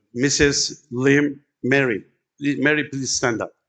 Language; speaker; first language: English; non-native, fluent; Turkish